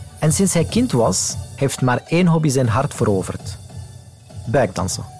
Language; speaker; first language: Dutch; non-native, fluent; Arabic